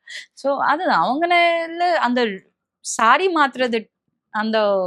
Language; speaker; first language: Tamil; non-native, local second language; Bangla